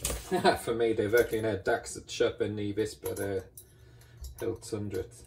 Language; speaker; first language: Swedish; non-native, fluent; English